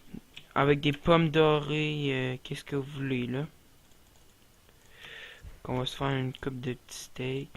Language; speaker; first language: French; native; French